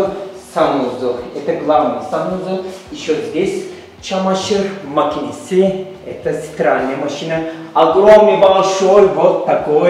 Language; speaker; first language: Russian; non-native, learner; Turkish